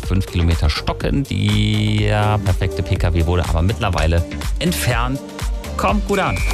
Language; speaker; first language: German; native; German